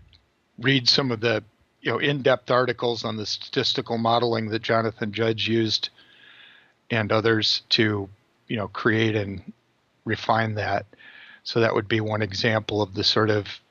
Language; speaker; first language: English; native; English